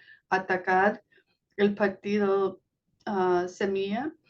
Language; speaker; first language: Spanish; non-native, fluent; English